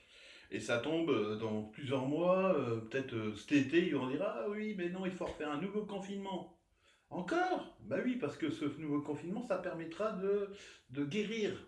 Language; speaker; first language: French; native; French